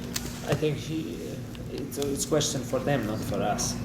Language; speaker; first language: English; non-native, learner; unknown